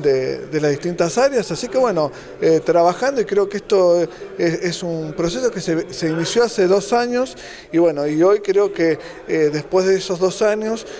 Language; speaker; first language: Spanish; native; Spanish